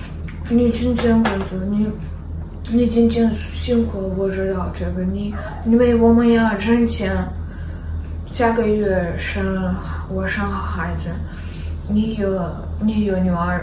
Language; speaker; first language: Chinese; non-native, learner; Ukrainian